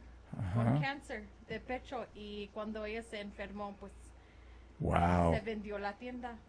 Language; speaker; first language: Spanish; early bilingual, other home language; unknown